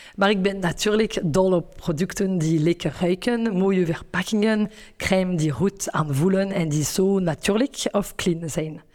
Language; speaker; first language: Dutch; non-native, fluent; French